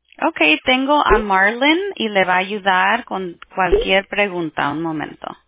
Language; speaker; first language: Spanish; early bilingual, heritage; Spanish